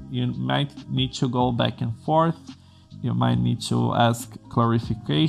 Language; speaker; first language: English; non-native, fluent; Portuguese